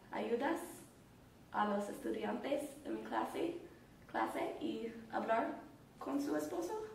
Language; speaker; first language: Spanish; non-native, learner; English